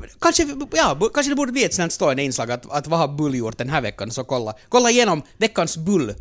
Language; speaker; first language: Swedish; native; Swedish